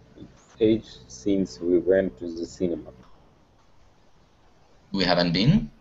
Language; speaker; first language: English; non-native, fluent; Russian